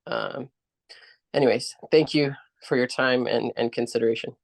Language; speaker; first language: English; native; English